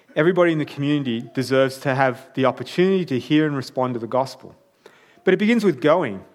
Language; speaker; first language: English; native; English